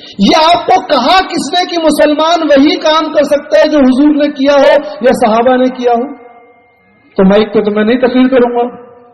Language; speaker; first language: Urdu; native; Urdu